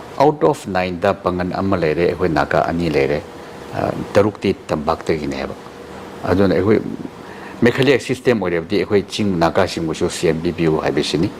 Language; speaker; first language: Manipuri; non-native, local second language; Tangkhul Naga (India)